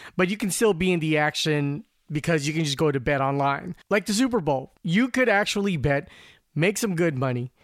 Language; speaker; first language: English; non-native, local second language; Filipino